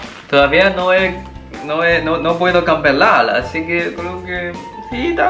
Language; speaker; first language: Spanish; non-native, learner; Chinese